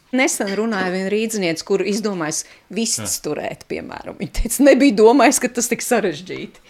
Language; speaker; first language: Latvian; native; Latvian